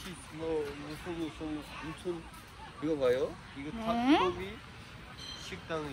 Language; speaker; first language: Korean; non-native, learner; Urdu